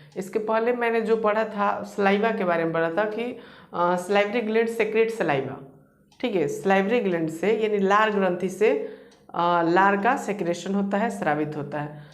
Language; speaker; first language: Hindi; native; Hindi